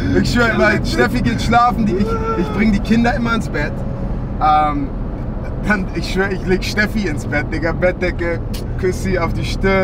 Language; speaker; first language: German; native; German